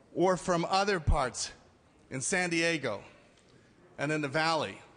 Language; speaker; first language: English; native; English